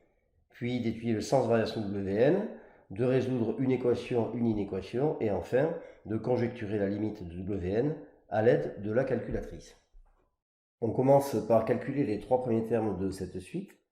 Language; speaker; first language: French; native; French